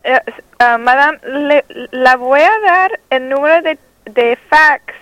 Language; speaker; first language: Spanish; non-native, learner; English